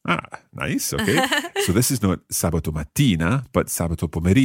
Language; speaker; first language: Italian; non-native, fluent; English